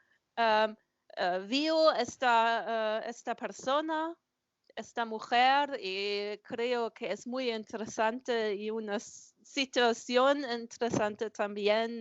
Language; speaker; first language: Spanish; non-native, learner; German